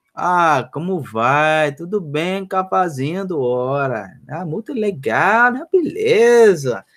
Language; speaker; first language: Portuguese; non-native, learner; English